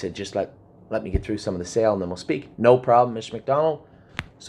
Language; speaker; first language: English; native; English